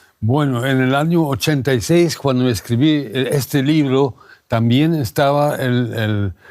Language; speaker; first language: Spanish; non-native, fluent; German